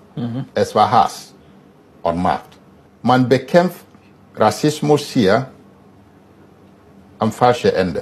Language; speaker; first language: German; non-native, fluent; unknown